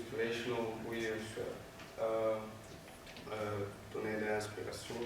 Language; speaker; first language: French; non-native, learner; Dutch